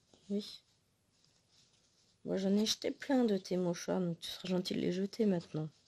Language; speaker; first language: French; native; French